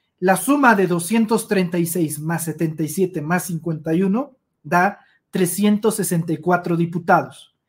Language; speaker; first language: Spanish; native; Spanish